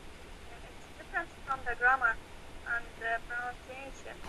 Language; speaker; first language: English; non-native, learner; Arabic